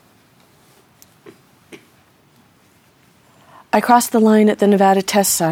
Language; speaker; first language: English; native; English